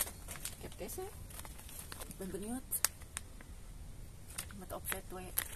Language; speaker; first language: Dutch; non-native, learner; Indonesian